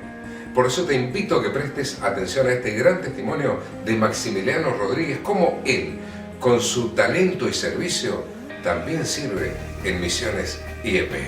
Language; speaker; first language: Spanish; native; Spanish